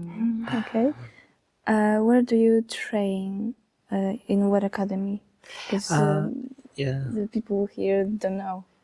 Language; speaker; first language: English; non-native, learner; Polish